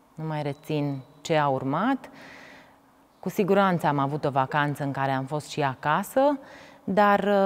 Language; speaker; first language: Romanian; native; Romanian